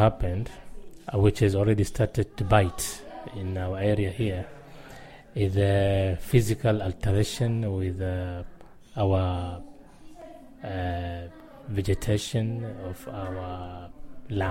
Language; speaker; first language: English; non-native, local second language; Swahili